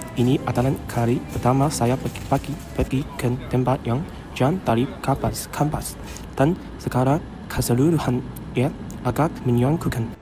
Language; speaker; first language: Malay; non-native, learner; Chinese